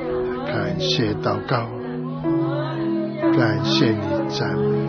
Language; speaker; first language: Chinese; native; Chinese